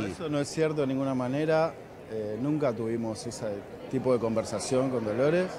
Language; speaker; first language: Spanish; native; Spanish